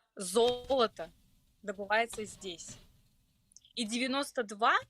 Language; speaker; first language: Russian; native; Russian